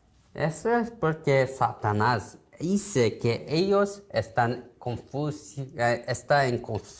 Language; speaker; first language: Spanish; non-native, learner; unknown